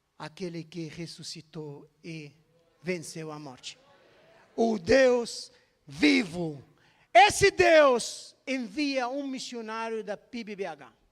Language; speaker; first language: Portuguese; non-native, fluent; Arabic